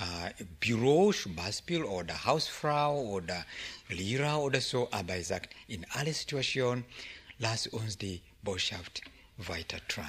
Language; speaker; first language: German; non-native, learner; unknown